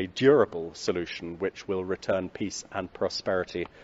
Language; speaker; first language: English; native; English